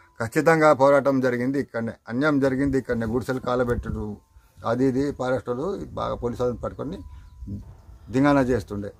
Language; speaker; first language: Telugu; non-native, local second language; Gondi